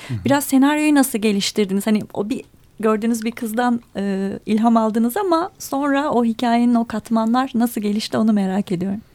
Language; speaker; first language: Turkish; native; Turkish